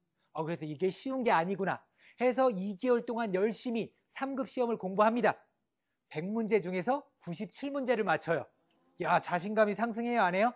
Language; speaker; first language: Korean; native; Korean